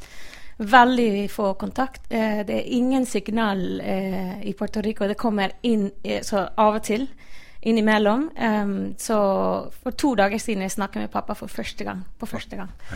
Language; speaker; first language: Norwegian; non-native, fluent; Spanish